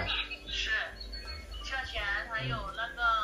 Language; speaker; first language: Chinese; non-native, learner; Vietnamese